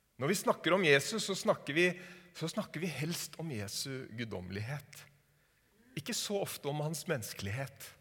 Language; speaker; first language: Norwegian; native; Norwegian